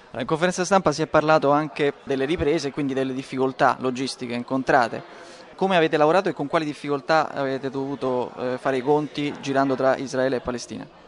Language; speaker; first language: Italian; native; Italian